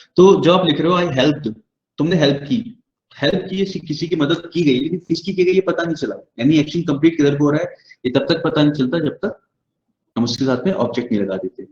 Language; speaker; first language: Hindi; native; Hindi